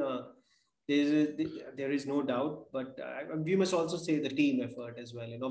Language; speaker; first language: English; non-native, local second language; Punjabi